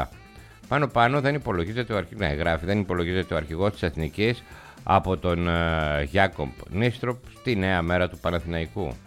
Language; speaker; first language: Greek; native; Greek